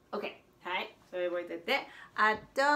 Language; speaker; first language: Japanese; non-native, fluent; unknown